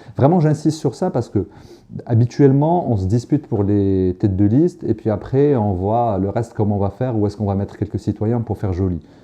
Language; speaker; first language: French; non-native, local second language; Arabic